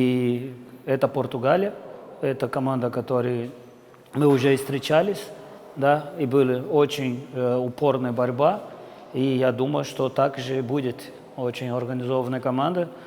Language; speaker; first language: Russian; non-native, fluent; Portuguese